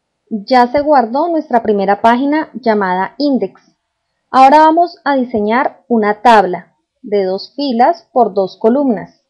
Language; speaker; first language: Spanish; native; Spanish